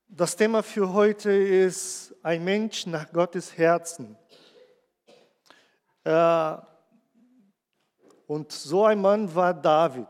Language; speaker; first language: German; non-native, fluent; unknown